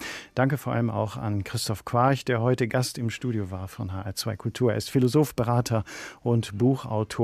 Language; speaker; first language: German; native; German